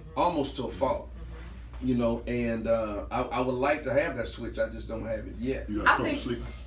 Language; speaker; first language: English; native; English